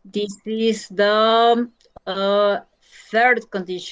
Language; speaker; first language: English; non-native, learner; Spanish